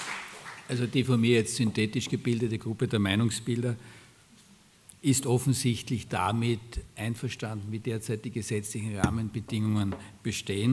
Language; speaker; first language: German; native; German